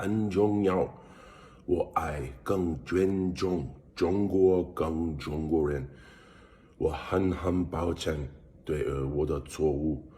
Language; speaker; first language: Chinese; non-native, learner; English